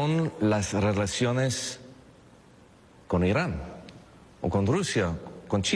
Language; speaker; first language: Spanish; non-native, fluent; English